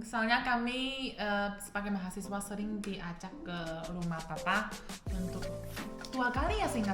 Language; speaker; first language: Indonesian; non-native, fluent; Chinese